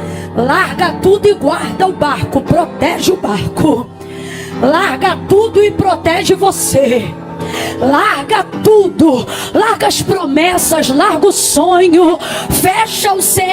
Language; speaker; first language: Portuguese; native; Portuguese